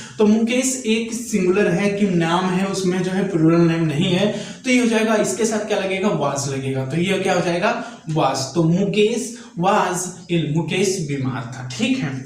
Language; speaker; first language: Hindi; native; Hindi